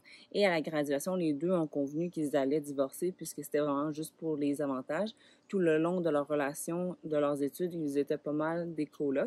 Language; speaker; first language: French; native; French